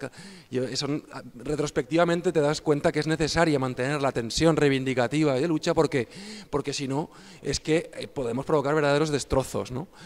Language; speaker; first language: Spanish; native; Spanish